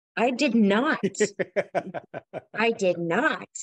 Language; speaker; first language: English; native; English